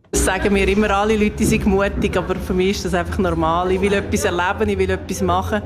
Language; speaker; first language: German; native; German